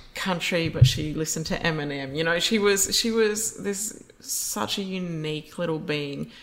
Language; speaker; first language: English; native; English